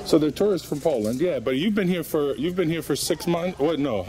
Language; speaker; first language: English; native; English